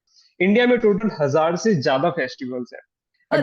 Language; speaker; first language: Hindi; native; Hindi